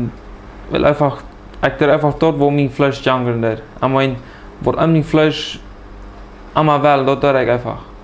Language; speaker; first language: German; early bilingual, heritage; Plautdietsch